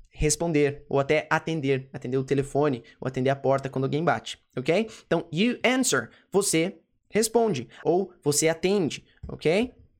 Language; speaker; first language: Portuguese; native; Portuguese